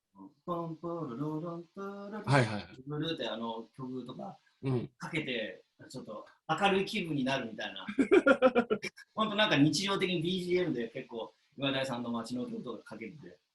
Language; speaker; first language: Japanese; native; Japanese